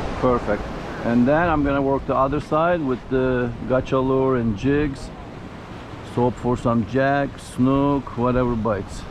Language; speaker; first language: English; native; English